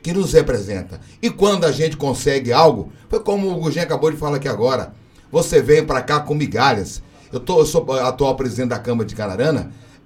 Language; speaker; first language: Portuguese; native; Portuguese